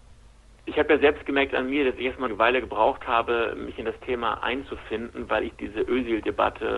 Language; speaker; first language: German; native; German